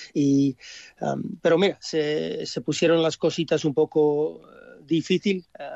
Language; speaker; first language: Spanish; early bilingual, heritage; English